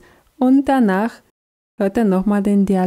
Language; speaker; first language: German; non-native, fluent; Russian